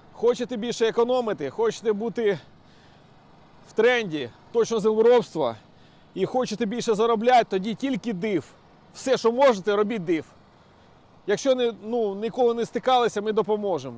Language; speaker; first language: Ukrainian; non-native, local second language; Russian